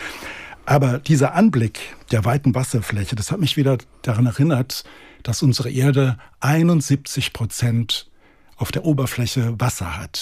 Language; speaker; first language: German; native; German